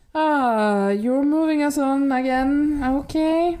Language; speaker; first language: English; non-native, fluent; Norwegian